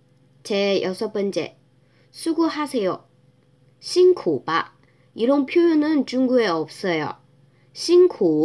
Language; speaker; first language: Korean; non-native, fluent; Chinese